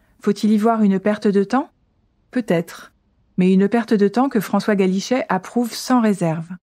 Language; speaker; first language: French; native; French